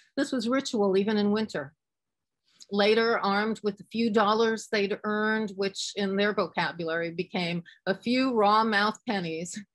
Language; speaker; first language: English; native; English